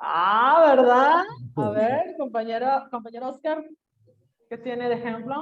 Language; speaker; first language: Spanish; native; Spanish